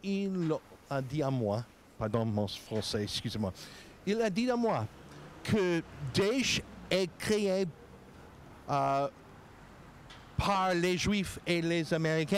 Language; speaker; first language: French; non-native, learner; English